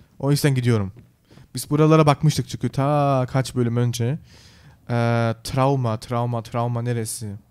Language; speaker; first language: Turkish; early bilingual, heritage; Turkish